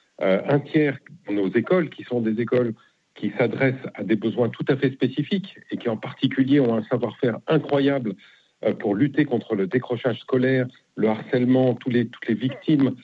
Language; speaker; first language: French; native; French